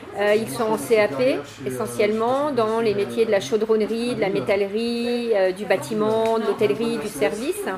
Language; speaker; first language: French; native; French